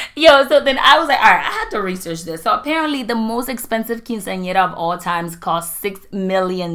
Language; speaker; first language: English; non-native, fluent; Spanish